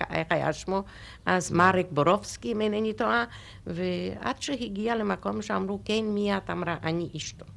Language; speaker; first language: Hebrew; non-native, fluent; Polish